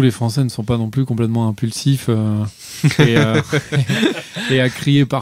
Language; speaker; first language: French; native; French